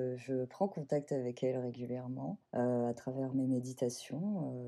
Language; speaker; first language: French; native; French